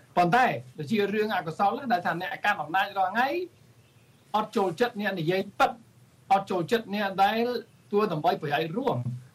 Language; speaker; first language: Khmer; early bilingual, heritage; Khmer